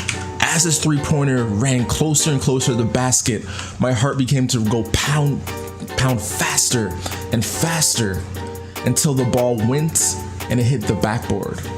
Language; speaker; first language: English; native; English